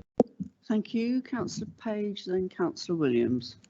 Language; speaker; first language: English; native; English